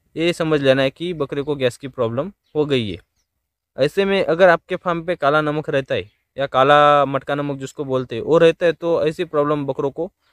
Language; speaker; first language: Hindi; non-native, local second language; Marathi